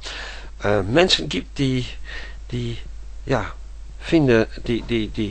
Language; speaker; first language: German; non-native, fluent; Dutch